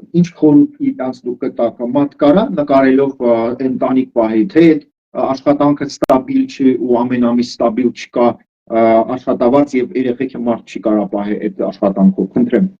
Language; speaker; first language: Armenian; early bilingual, heritage; Armenian